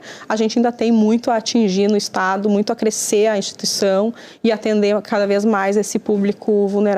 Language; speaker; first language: Portuguese; native; Portuguese